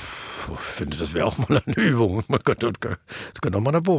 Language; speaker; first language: German; native; German